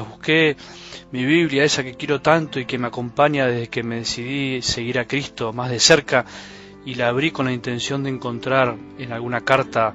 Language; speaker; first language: Spanish; native; Spanish